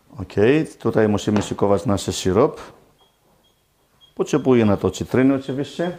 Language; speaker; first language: Polish; non-native, learner; Greek